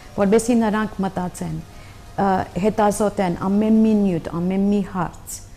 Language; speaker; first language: Armenian; early bilingual, heritage; Armenian